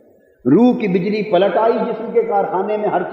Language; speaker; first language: Urdu; native; Urdu